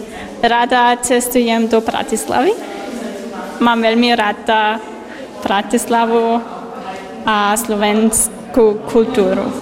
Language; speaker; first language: Slovak; non-native, learner; German